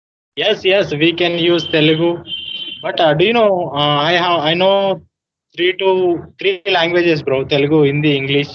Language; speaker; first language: English; non-native, learner; Telugu